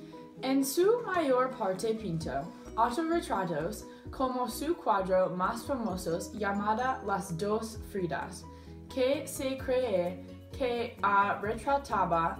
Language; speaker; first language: Spanish; non-native, learner; English